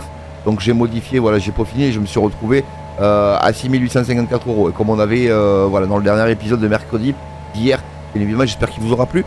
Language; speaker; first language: French; native; French